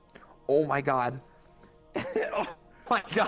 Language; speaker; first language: English; native; English